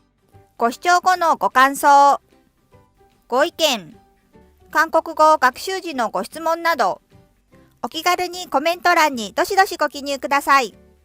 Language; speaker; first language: Japanese; non-native, fluent; Korean